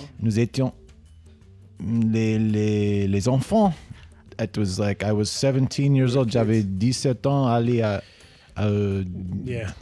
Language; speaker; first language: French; non-native, learner; English